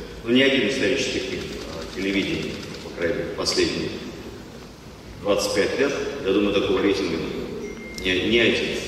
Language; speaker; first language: Russian; native; Russian